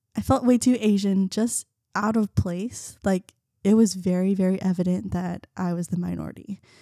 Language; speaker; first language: English; early bilingual, other home language; Vietnamese